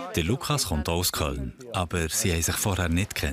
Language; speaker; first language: German; native; German